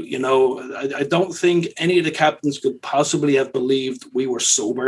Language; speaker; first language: English; native; English